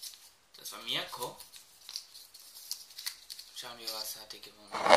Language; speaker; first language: German; early bilingual, other home language; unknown